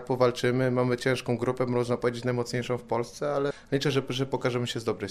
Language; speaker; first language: Polish; native; Polish